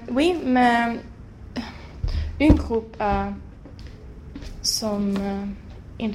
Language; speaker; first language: French; non-native, learner; Swedish